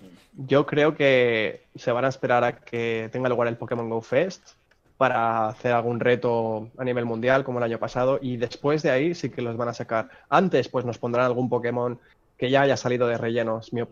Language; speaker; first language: Spanish; native; Spanish